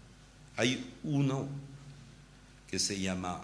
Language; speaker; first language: Spanish; non-native, learner; French